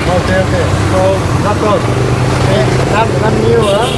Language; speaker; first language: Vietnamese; non-native, learner; Czech